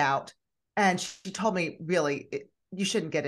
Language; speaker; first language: English; native; English